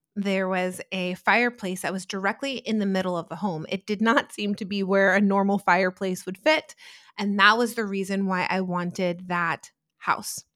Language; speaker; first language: English; early bilingual, other home language; Italian